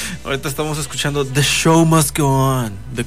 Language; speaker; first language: Spanish; native; Spanish